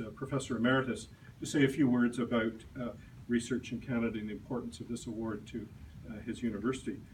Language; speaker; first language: English; native; English